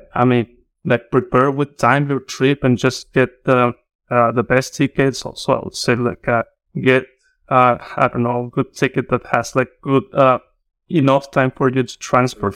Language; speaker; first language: English; non-native, fluent; Spanish